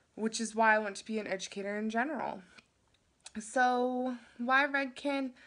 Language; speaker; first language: English; native; English